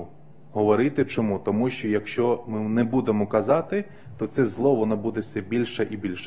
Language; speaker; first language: Ukrainian; non-native, fluent; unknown